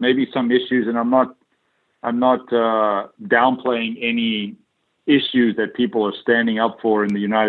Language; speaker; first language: English; native; English